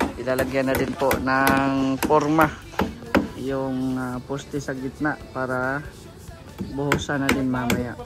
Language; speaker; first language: Filipino; non-native, local second language; Cebuano